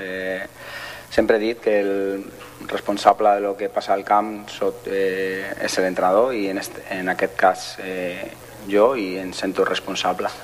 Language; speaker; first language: Catalan; non-native, fluent; Spanish